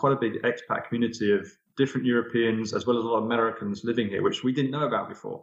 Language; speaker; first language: English; native; English